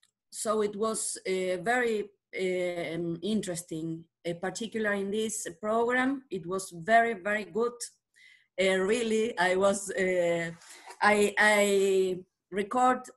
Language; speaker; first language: English; non-native, learner; Spanish